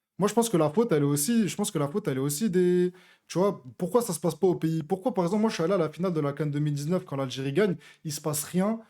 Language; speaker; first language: French; native; French